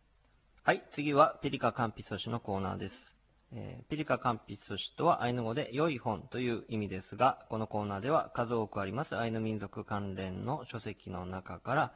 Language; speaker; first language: Japanese; native; Japanese